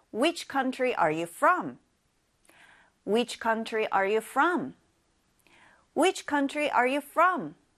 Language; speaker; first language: English; non-native, fluent; Korean